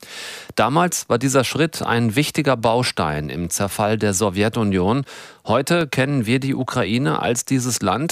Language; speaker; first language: German; native; German